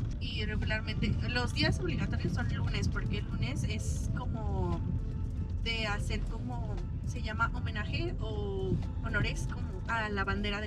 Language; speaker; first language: Spanish; native; Spanish